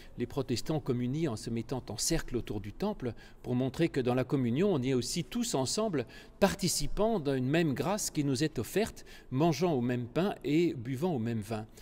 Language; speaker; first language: French; native; French